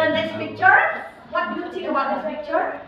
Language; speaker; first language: English; non-native, learner; Indonesian